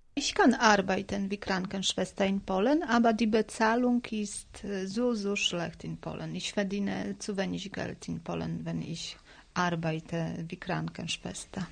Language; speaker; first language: German; non-native, learner; Polish